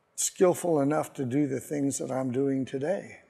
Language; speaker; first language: English; native; English